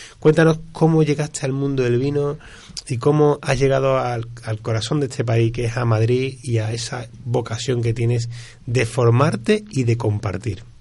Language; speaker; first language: Spanish; native; Spanish